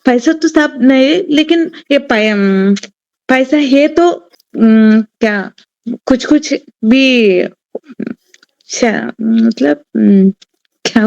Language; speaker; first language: Hindi; non-native, learner; Telugu